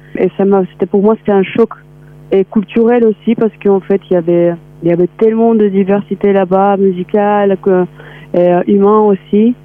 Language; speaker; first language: French; non-native, fluent; Armenian